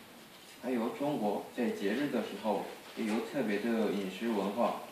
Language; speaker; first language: Chinese; non-native, fluent; Korean